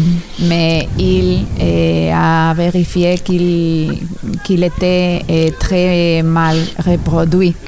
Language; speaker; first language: French; non-native, learner; Spanish